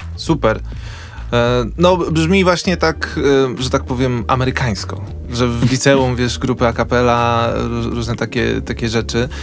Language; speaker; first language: Polish; native; Polish